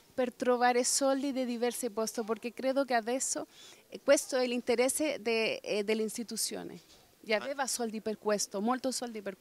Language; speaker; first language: Italian; non-native, fluent; Spanish